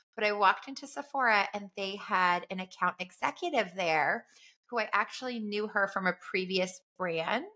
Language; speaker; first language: English; native; English